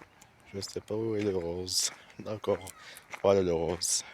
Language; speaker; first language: French; non-native, learner; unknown